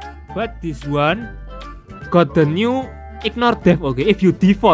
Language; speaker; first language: English; non-native, fluent; Indonesian